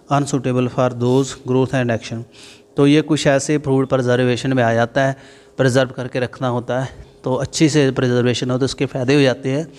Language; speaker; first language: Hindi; non-native, local second language; Punjabi